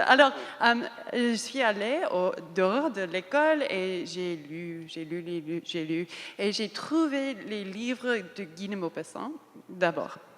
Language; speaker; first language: French; non-native, fluent; English